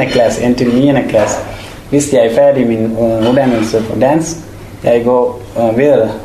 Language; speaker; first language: Danish; non-native, learner; Tamil